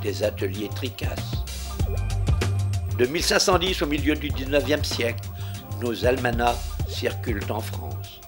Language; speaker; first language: French; native; French